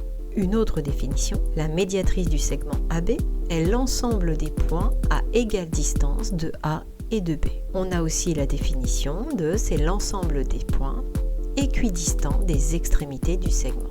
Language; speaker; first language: French; native; French